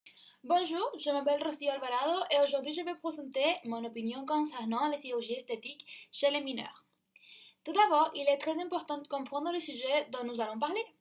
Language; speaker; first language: French; non-native, learner; Spanish